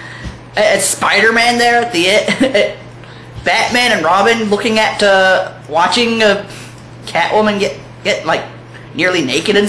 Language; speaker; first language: English; native; English